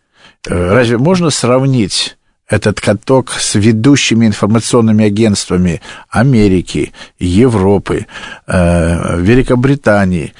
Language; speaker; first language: Russian; native; Russian